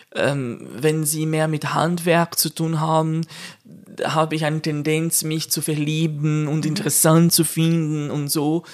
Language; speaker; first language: German; non-native, fluent; Portuguese